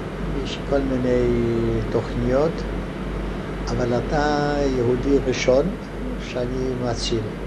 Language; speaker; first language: Hebrew; non-native, fluent; Hungarian